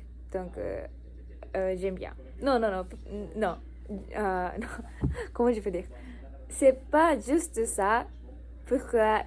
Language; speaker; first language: French; non-native, learner; Japanese